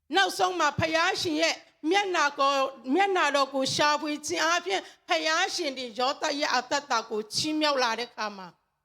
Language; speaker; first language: Burmese; non-native, local second language; Tedim Chin